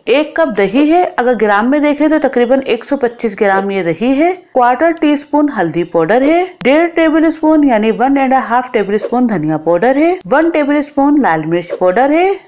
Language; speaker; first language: Urdu; native; Urdu